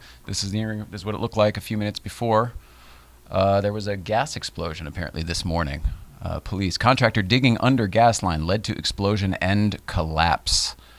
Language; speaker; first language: English; native; English